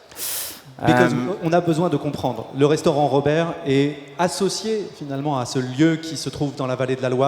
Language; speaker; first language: French; native; French